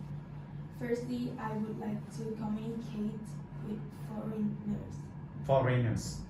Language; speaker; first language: English; non-native, fluent; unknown